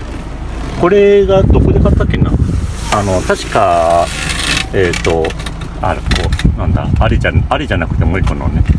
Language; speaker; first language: Japanese; native; Japanese